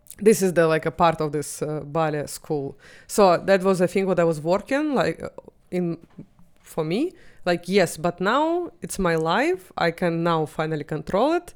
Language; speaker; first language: English; non-native, fluent; Russian